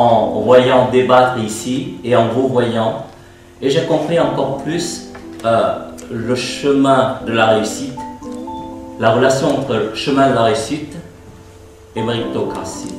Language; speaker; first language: French; non-native, fluent; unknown